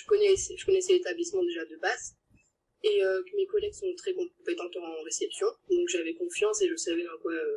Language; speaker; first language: French; native; French